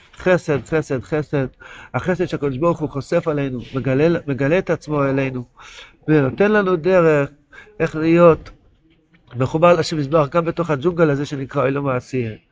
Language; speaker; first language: Hebrew; non-native, local second language; Yiddish